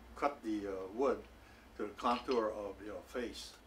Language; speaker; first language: English; native; English